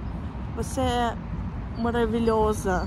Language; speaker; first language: Portuguese; non-native, fluent; Russian